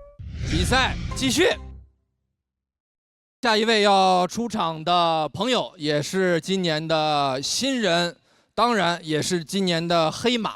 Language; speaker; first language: Chinese; native; Chinese